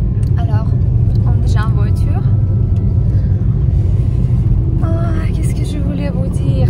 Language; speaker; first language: French; non-native, fluent; Russian